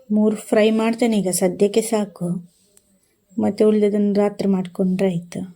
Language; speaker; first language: Kannada; non-native, local second language; Tulu